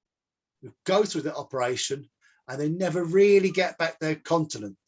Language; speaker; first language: English; native; English